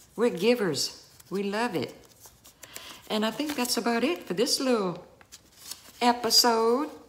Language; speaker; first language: English; native; English